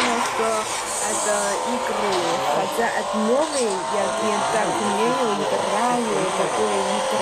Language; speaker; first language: Russian; non-native, learner; Chinese